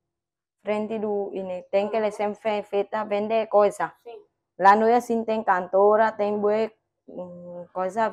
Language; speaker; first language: Portuguese; non-native, learner; Vietnamese